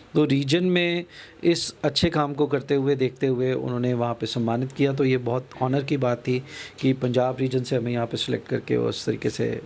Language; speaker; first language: Hindi; non-native, local second language; Punjabi